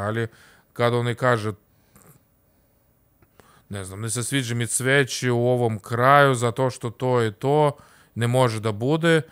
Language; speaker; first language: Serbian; non-native, learner; Russian